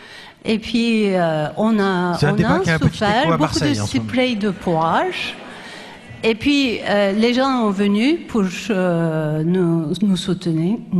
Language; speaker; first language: French; non-native, fluent; Turkish